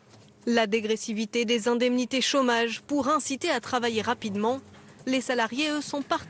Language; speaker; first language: French; native; French